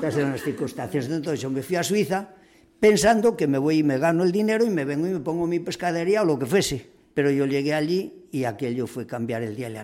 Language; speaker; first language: Spanish; native; Spanish